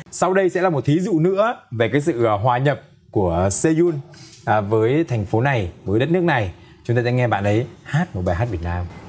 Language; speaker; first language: Vietnamese; native; Vietnamese